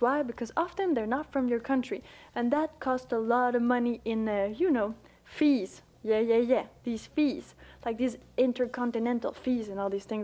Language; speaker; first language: English; non-native, fluent; French